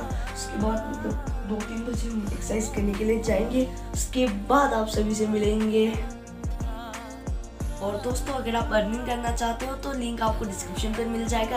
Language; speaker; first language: Hindi; non-native, local second language; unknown